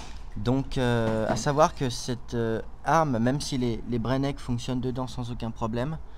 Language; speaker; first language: French; native; French